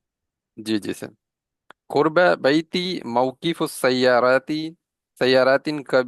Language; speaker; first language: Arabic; non-native, learner; Urdu